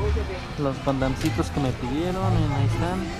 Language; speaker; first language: Spanish; native; Spanish